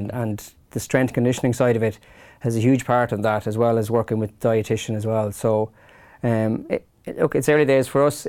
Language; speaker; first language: English; native; English